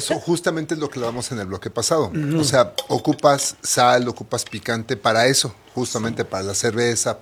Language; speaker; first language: Spanish; native; Spanish